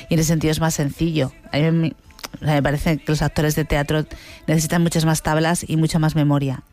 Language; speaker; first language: Spanish; native; Spanish